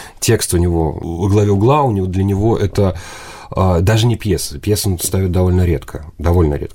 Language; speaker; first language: Russian; native; Russian